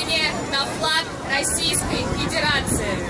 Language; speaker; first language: Russian; native; Russian